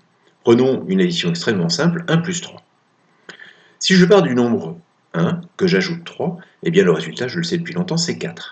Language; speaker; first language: French; native; French